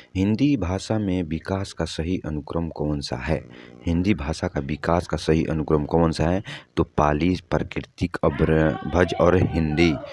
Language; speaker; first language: Hindi; native; Hindi